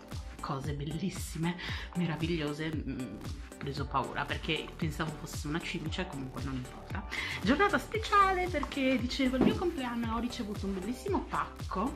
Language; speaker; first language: Italian; native; Italian